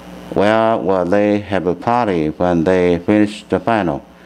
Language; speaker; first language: English; non-native, fluent; Chinese